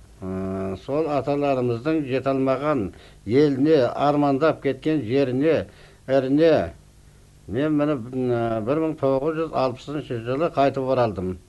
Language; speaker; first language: Kazakh; early bilingual, heritage; Kazakh